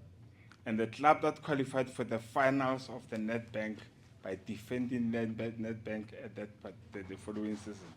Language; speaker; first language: English; non-native, local second language; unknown